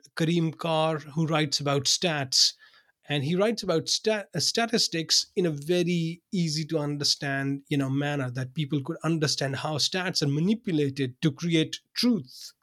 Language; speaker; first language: English; non-native, local second language; Urdu